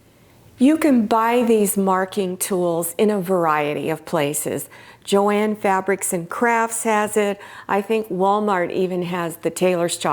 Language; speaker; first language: English; native; English